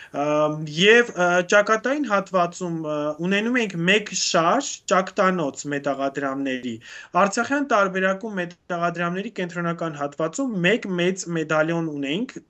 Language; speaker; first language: Armenian; native; Armenian